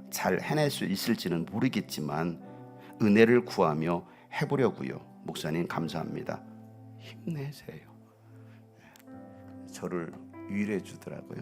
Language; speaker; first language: Korean; native; Korean